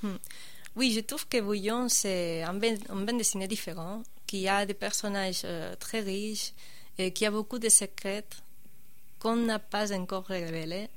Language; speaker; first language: French; non-native, fluent; Spanish